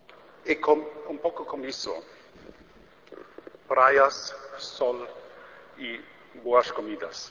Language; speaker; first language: Portuguese; non-native, learner; German